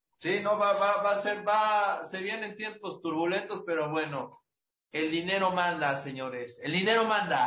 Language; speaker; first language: Spanish; native; Spanish